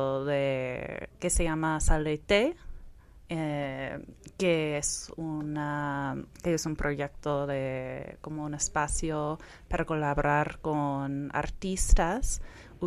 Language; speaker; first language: Spanish; non-native, fluent; English